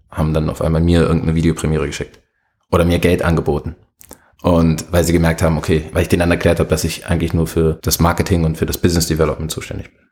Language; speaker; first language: German; early bilingual, other home language; Arabic